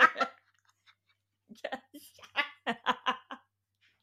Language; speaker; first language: English; native; English